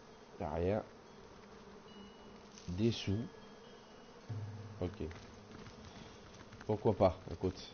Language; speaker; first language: French; native; French